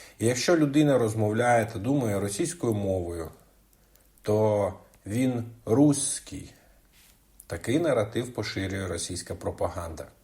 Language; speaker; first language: Ukrainian; non-native, local second language; Russian